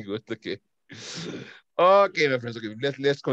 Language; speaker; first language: English; non-native, fluent; Spanish